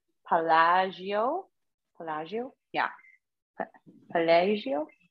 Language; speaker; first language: Italian; non-native, learner; English